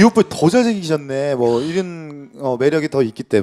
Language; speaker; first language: Korean; native; Korean